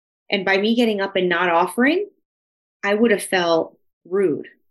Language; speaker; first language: English; early bilingual, other home language; Spanish